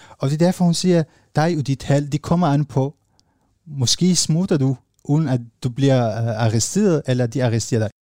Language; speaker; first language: Danish; non-native, fluent; Arabic